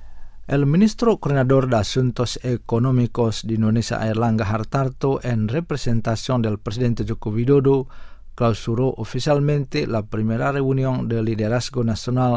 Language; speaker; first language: Spanish; non-native, fluent; Indonesian